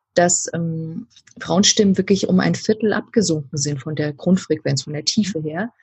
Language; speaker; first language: German; native; German